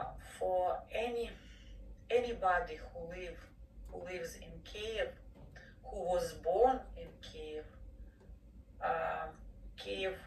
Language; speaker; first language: English; non-native, fluent; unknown